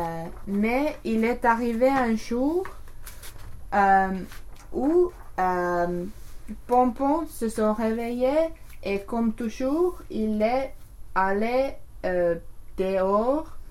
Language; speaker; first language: French; non-native, learner; English